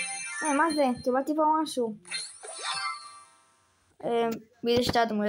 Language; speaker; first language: Hebrew; native; Hebrew